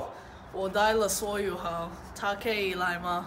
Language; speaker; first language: Chinese; non-native, learner; English